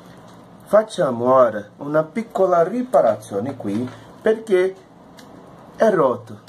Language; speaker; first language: Italian; non-native, learner; Portuguese